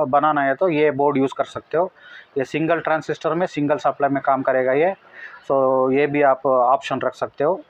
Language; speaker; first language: Hindi; non-native, local second language; Telugu